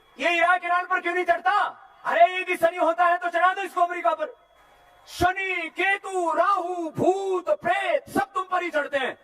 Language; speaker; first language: Hindi; native; Hindi